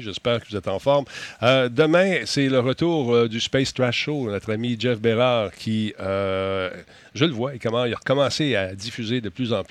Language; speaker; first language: French; native; French